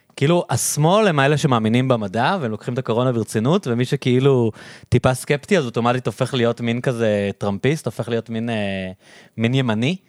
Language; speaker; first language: Hebrew; native; Hebrew